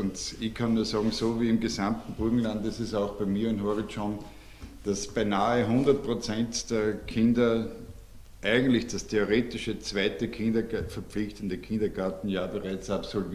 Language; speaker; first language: German; native; German